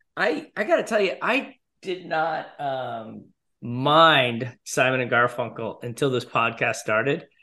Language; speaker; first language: English; native; English